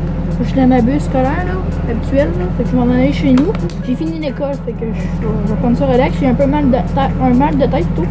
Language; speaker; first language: French; native; French